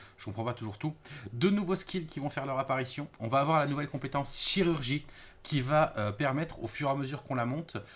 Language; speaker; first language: French; native; French